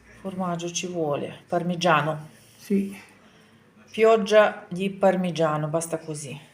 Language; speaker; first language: Italian; non-native, learner; Ukrainian